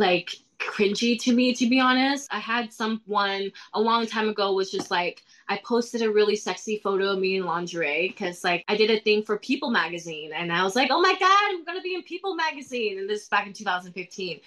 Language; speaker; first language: English; early bilingual, other home language; Thai